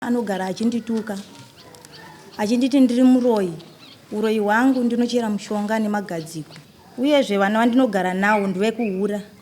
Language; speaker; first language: Shona; native; Shona